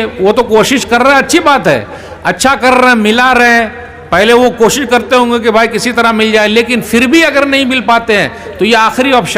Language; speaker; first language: Hindi; native; Hindi